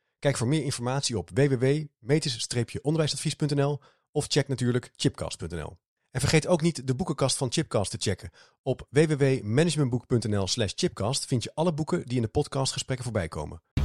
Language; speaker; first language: Dutch; native; Dutch